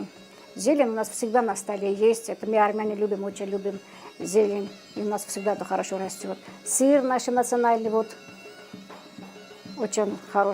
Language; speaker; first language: Russian; non-native, fluent; Armenian